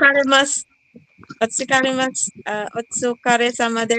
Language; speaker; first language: Japanese; non-native, learner; Filipino